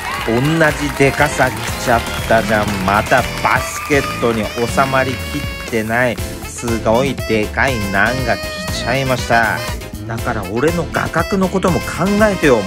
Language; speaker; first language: Japanese; native; Japanese